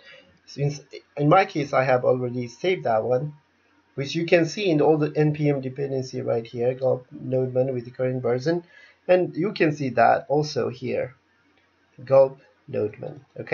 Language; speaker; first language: English; non-native, fluent; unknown